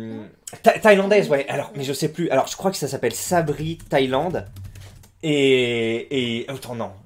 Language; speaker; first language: French; native; French